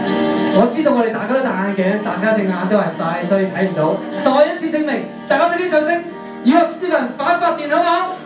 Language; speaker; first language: Cantonese; native; Cantonese